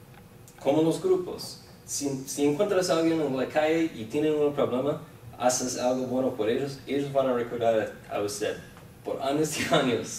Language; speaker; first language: Spanish; non-native, fluent; English